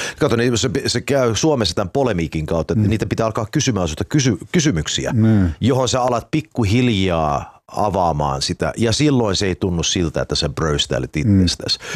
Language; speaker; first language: Finnish; early bilingual, heritage; Finnish